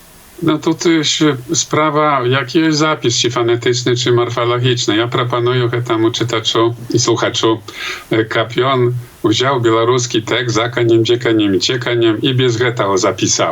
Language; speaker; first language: Polish; non-native, local second language; Belarusian